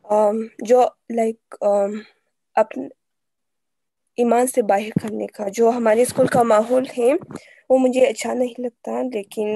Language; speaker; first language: Hindi; early bilingual, heritage; Urdu